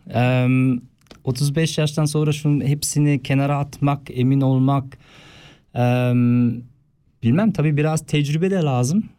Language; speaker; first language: Turkish; early bilingual, heritage; Turkish